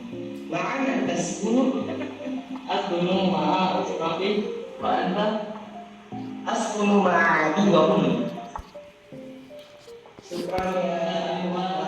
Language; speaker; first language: Arabic; non-native, learner; Indonesian